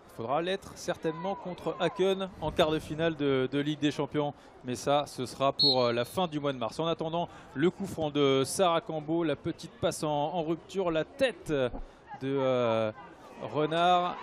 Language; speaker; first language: French; native; French